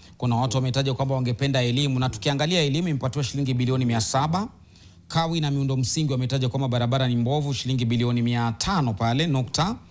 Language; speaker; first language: Swahili; native; Swahili